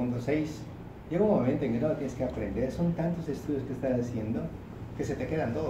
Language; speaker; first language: Spanish; native; Spanish